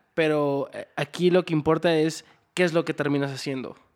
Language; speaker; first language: Spanish; early bilingual, heritage; Spanish